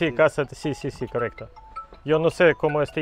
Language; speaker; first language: Spanish; non-native, learner; Russian